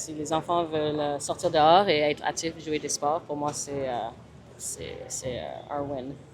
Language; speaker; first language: French; early bilingual, other home language; English